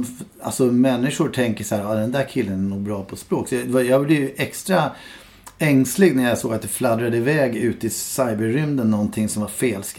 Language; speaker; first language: Swedish; native; Swedish